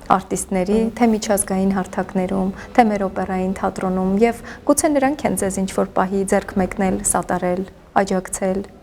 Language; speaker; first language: Armenian; native; Armenian